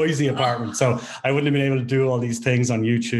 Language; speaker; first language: English; native; English